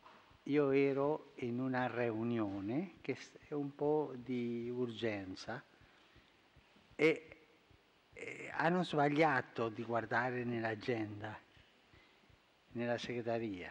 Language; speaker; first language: Italian; non-native, fluent; Spanish